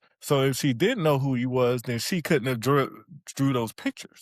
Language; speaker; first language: English; native; English